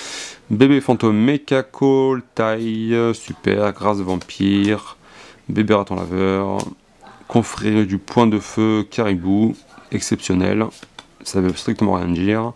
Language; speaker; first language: French; native; French